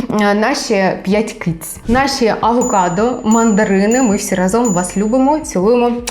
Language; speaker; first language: Ukrainian; native; Ukrainian